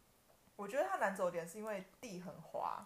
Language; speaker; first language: Chinese; native; Chinese